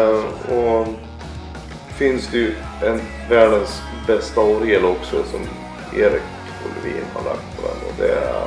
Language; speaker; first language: Swedish; native; Swedish